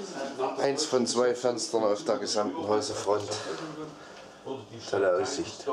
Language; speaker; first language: German; native; German